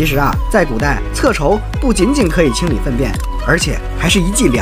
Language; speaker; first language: Chinese; native; Chinese